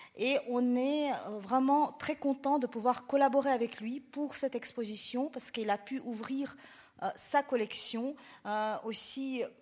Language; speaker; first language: French; non-native, fluent; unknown